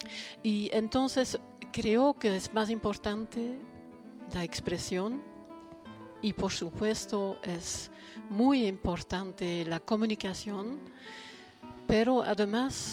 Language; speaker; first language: Spanish; non-native, fluent; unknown